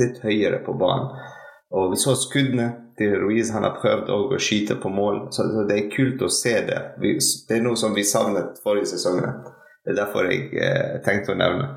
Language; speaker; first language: Norwegian; non-native, fluent; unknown